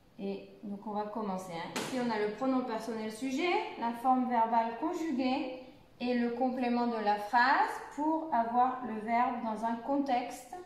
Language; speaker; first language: French; native; French